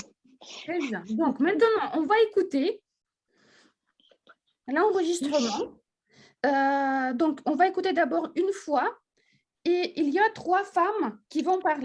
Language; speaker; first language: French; non-native, fluent; Russian